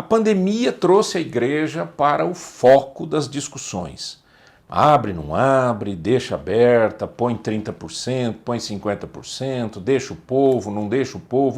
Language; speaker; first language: Portuguese; native; Portuguese